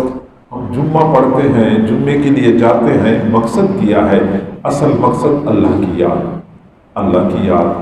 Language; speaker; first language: Urdu; native; Urdu